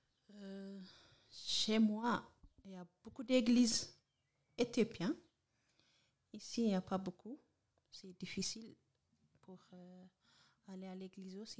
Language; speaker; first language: French; non-native, learner; Amharic